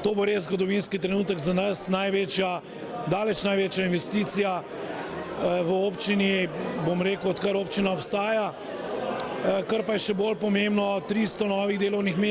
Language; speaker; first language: Slovenian; native; Slovenian